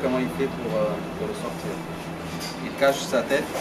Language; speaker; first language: French; non-native, fluent; Arabic